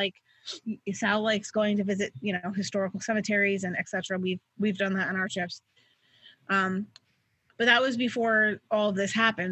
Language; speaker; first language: English; native; English